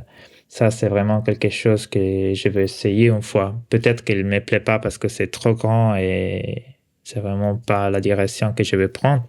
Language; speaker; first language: French; non-native, local second language; Italian